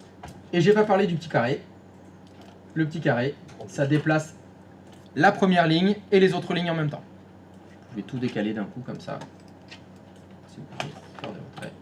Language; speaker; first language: French; native; French